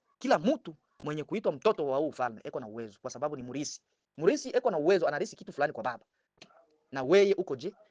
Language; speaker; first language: Swahili; native; Swahili